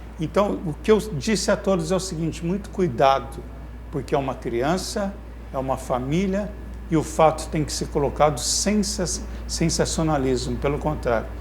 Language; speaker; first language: Portuguese; native; Portuguese